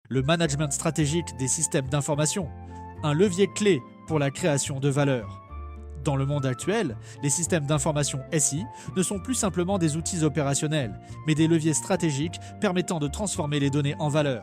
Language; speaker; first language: French; native; French